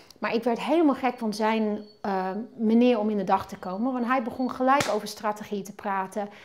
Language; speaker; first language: Dutch; non-native, fluent; English